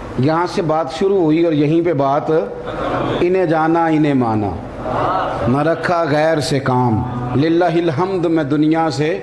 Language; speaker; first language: Urdu; non-native, local second language; Punjabi